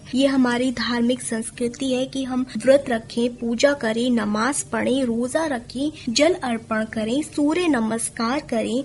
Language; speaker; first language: Hindi; native; Hindi